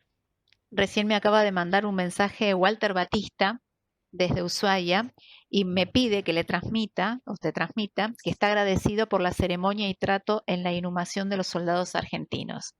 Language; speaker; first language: Spanish; native; Spanish